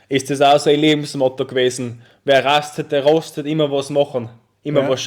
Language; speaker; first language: German; native; German